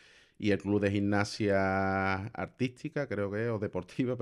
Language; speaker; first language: Spanish; native; Spanish